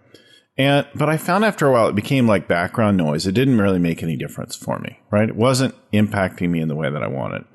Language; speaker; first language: English; native; English